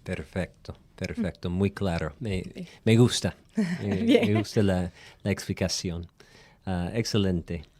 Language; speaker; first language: Spanish; non-native, fluent; English